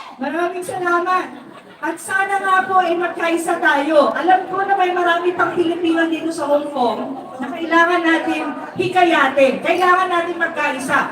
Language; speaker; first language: Filipino; non-native, local second language; Waray